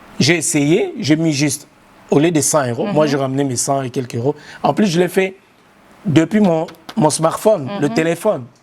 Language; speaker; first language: French; non-native, local second language; Lingala